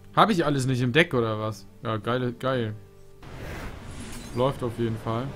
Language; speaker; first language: German; native; German